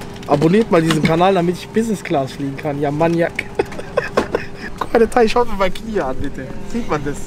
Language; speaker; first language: German; native; German